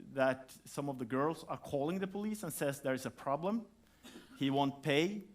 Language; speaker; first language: English; non-native, fluent; Norwegian